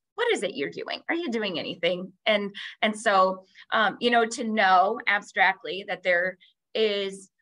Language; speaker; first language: English; native; English